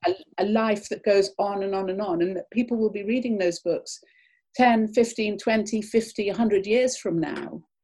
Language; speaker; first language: English; native; English